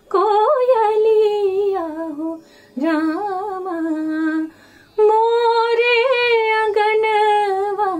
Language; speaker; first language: Hindi; native; Hindi